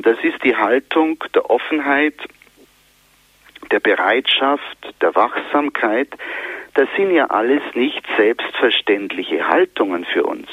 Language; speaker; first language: German; native; German